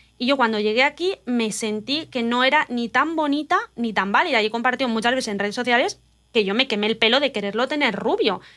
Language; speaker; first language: Spanish; native; Spanish